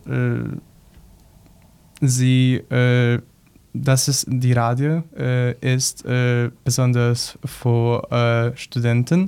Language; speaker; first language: German; non-native, learner; Polish